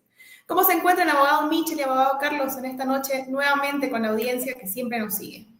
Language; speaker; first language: Spanish; native; Spanish